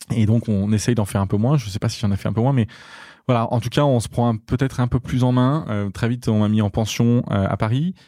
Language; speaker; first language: French; native; French